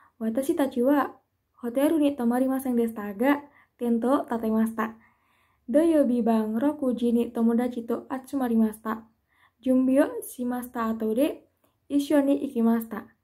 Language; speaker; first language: Japanese; non-native, learner; Indonesian